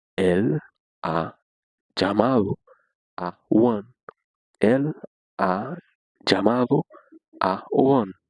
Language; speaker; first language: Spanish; non-native, learner; Haitian Creole